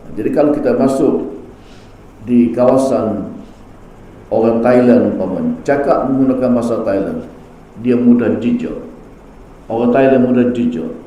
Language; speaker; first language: Malay; native; Malay